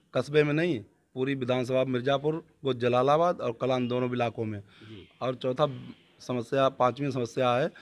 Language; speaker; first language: Hindi; native; Hindi